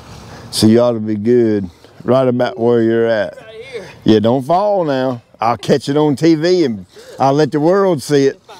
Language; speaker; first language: English; native; English